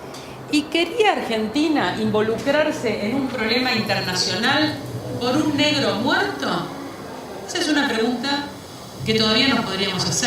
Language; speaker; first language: Spanish; native; Spanish